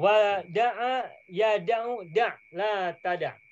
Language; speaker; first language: Arabic; non-native, fluent; Indonesian